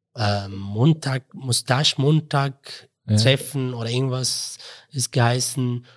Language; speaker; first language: German; non-native, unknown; Arabic